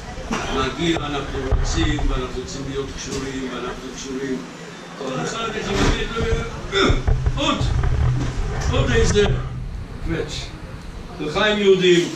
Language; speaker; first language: Hebrew; non-native, fluent; English